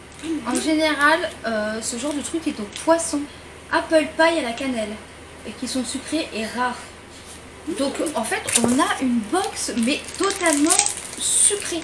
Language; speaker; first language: French; native; French